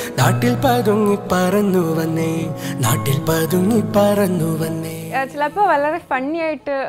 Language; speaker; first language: Malayalam; non-native, fluent; French